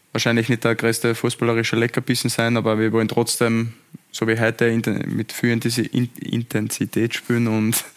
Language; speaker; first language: German; native; German